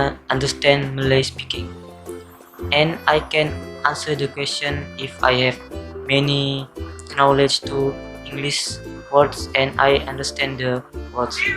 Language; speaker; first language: English; non-native, local second language; Malay